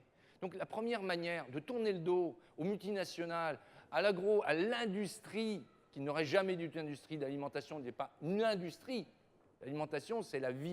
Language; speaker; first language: French; native; French